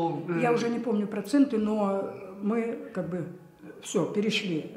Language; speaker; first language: Russian; native; Russian